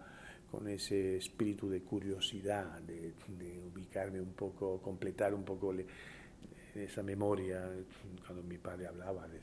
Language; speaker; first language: Spanish; early bilingual, heritage; Spanish